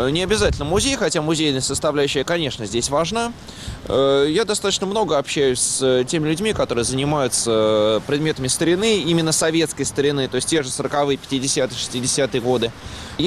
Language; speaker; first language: Russian; native; Russian